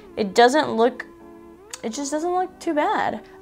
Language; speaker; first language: English; native; English